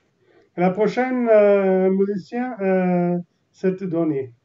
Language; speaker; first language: French; non-native, learner; Italian